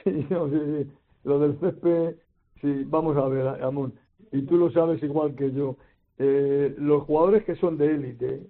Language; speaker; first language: Spanish; native; Spanish